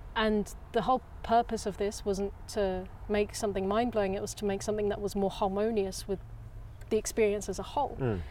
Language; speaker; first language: English; native; English